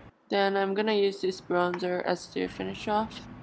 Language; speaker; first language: English; non-native, fluent; Japanese